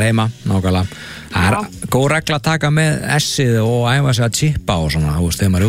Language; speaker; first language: Icelandic; native; Icelandic